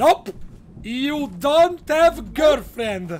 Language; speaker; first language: English; non-native, learner; Italian